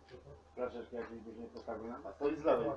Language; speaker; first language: Polish; native; Polish